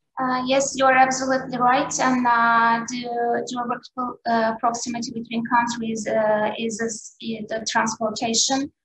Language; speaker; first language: English; non-native, fluent; Turkish